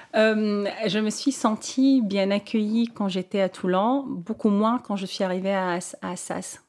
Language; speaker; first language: French; non-native, local second language; Arabic